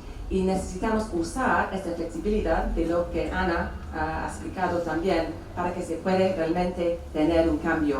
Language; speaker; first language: Spanish; non-native, fluent; English